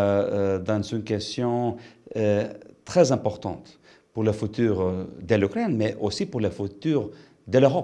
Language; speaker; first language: French; non-native, fluent; Lithuanian